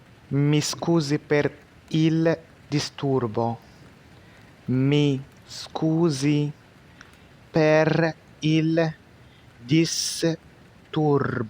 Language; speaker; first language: Italian; non-native, learner; Arabic